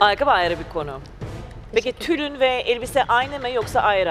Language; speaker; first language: Turkish; non-native, fluent; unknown